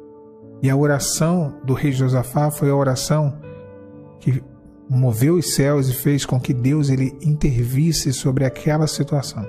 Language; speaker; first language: Portuguese; native; Portuguese